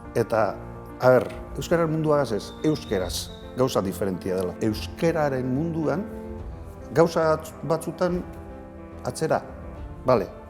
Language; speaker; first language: Basque; non-native, local second language; Spanish